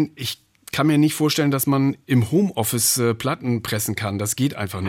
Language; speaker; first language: German; native; German